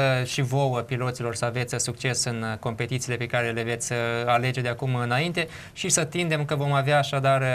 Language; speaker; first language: Romanian; native; Romanian